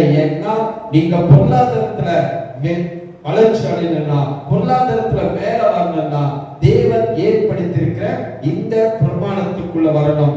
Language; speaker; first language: Tamil; native; Tamil